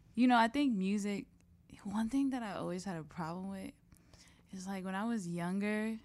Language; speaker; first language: English; native; English